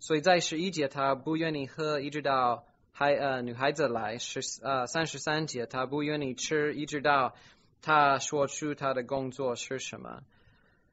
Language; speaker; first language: Chinese; non-native, fluent; English